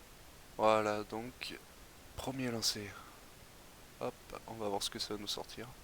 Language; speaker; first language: French; native; French